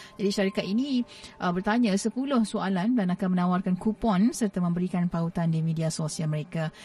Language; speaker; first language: Malay; native; Malay